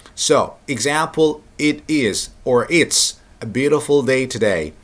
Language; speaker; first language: English; non-native, fluent; Turkish